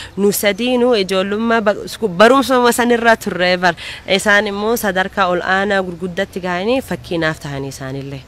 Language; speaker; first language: Oromo; early bilingual, heritage; Oromo